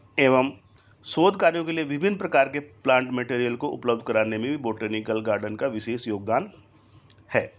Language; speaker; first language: Hindi; native; Hindi